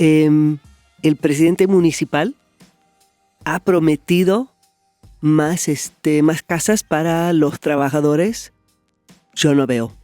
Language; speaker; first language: Spanish; non-native, fluent; English